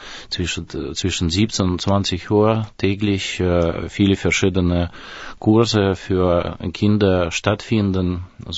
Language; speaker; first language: German; non-native, fluent; Russian